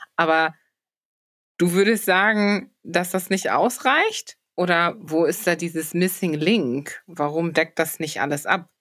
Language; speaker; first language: German; early bilingual, other home language; Polish